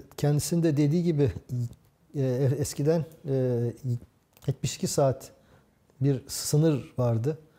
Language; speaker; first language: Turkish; native; Turkish